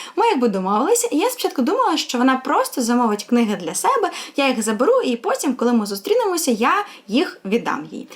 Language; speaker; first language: Ukrainian; non-native, local second language; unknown